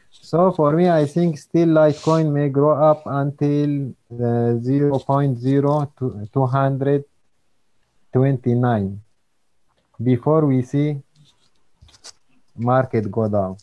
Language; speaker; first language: English; non-native, learner; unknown